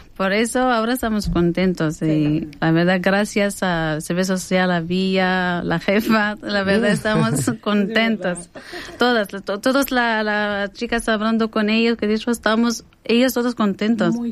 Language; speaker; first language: Spanish; non-native, learner; Arabic